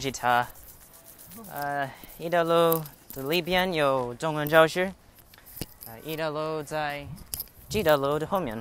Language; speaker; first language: Chinese; non-native, learner; English